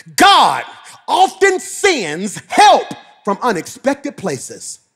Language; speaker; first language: English; native; English